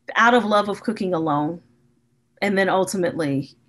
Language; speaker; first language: English; native; English